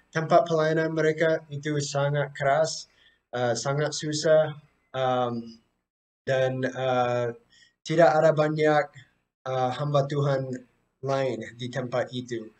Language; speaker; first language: Indonesian; non-native, fluent; English